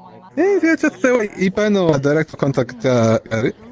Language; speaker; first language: Japanese; non-native, learner; Spanish